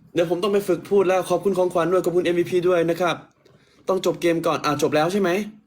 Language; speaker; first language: Thai; native; Thai